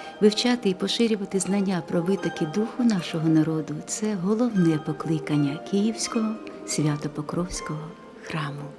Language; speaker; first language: Ukrainian; native; Ukrainian